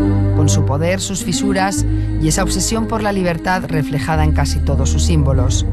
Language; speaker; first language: Spanish; native; Spanish